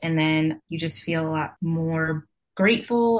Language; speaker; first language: English; native; English